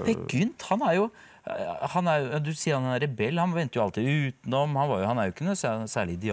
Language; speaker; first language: Norwegian; native; Norwegian